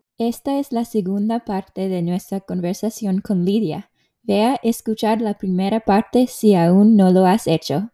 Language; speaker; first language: Spanish; early bilingual, heritage; English